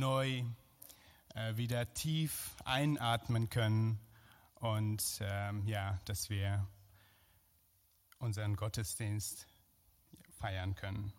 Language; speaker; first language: German; non-native, fluent; Persian